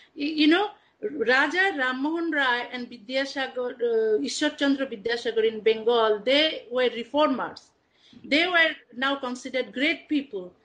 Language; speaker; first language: Hindi; non-native, learner; Bangla